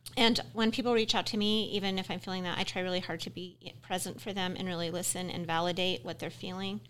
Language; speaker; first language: English; native; English